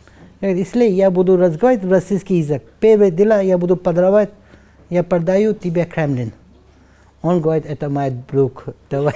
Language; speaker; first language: Russian; non-native, learner; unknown